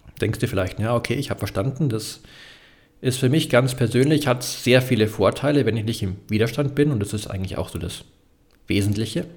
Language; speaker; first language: German; native; German